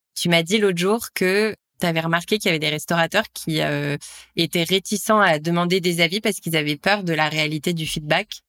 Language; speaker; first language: French; native; French